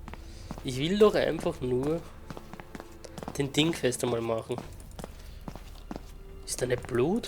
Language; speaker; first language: German; native; German